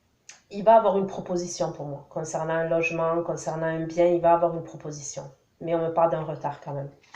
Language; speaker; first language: French; native; French